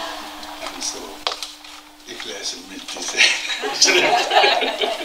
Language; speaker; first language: German; non-native, learner; Tibetan